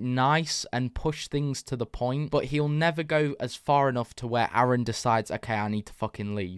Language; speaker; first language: English; native; English